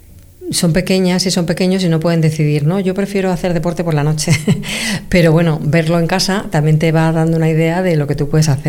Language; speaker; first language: Spanish; native; Spanish